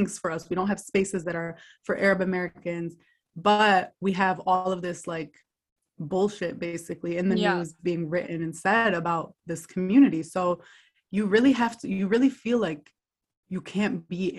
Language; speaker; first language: English; native; English